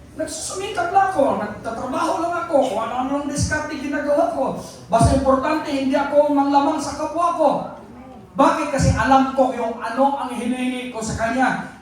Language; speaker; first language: Filipino; non-native, local second language; Cebuano